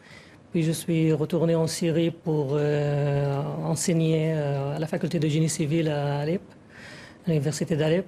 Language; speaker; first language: French; non-native, fluent; Arabic